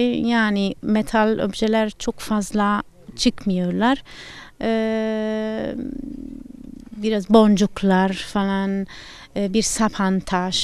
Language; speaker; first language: Turkish; non-native, fluent; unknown